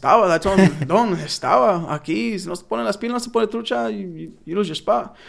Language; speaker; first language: Spanish; early bilingual, heritage; Spanish